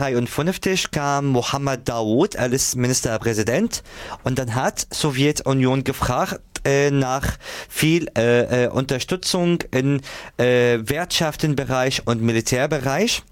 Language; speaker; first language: German; non-native, fluent; Arabic